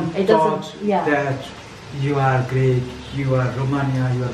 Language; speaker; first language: English; non-native, learner; Persian